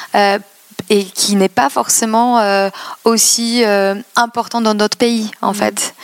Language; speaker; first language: French; non-native, fluent; Polish